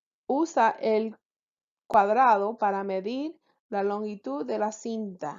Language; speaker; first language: Spanish; early bilingual, heritage; English